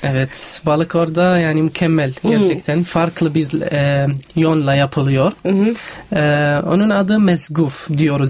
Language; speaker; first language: Turkish; non-native, learner; Arabic